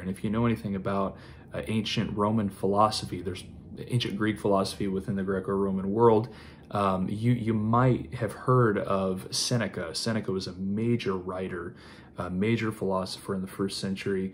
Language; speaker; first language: English; native; English